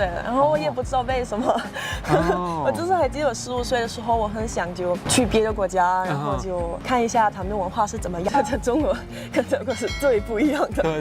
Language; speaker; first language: Chinese; non-native, fluent; German